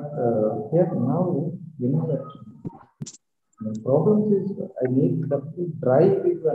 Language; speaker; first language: English; non-native, learner; Malayalam